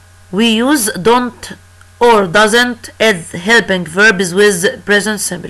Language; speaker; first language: English; non-native, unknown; Arabic